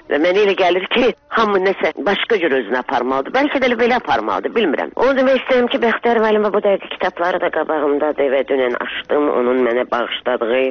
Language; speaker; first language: Azerbaijani; native; Azerbaijani